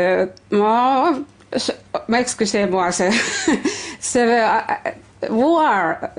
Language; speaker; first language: French; non-native, learner; Finnish